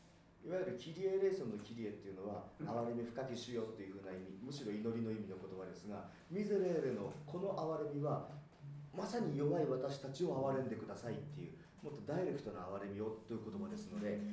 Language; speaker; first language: Japanese; native; Japanese